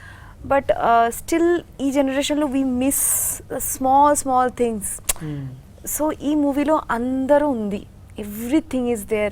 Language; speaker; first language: Telugu; non-native, learner; Bangla